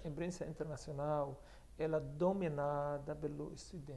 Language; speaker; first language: Portuguese; non-native, fluent; Arabic